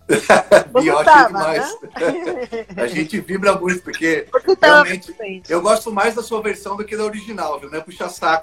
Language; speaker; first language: Portuguese; native; Portuguese